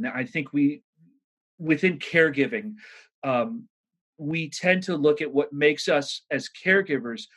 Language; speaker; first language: English; native; English